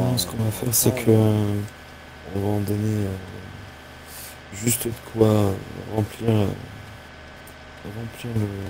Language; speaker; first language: French; native; French